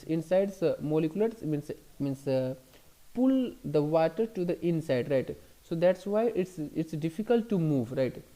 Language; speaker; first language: English; non-native, local second language; Hindi